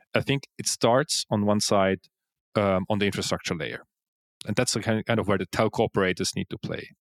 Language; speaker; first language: English; non-native, fluent; Swiss German